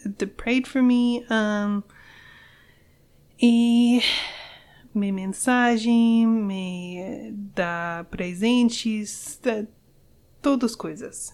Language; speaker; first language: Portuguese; non-native, learner; English